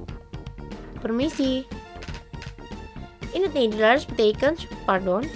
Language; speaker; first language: Dutch; non-native, fluent; Indonesian